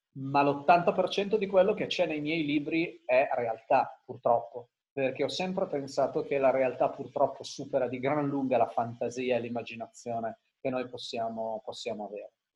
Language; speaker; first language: Italian; early bilingual, heritage; Italian